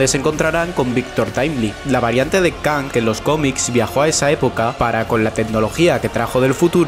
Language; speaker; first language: Spanish; native; Spanish